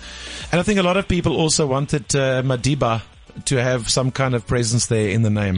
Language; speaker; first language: English; native; English